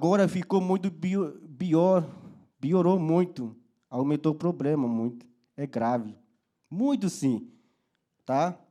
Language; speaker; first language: Portuguese; non-native, local second language; Yanomámi